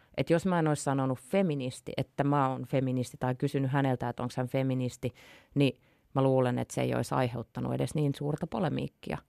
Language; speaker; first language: Finnish; native; Finnish